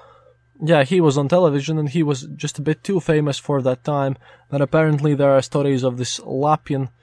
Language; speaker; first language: English; non-native, fluent; Latvian